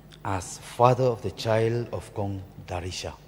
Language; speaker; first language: English; non-native, local second language; Khasi